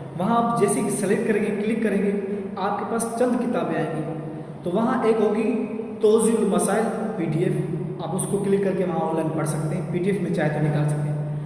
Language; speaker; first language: Urdu; non-native, local second language; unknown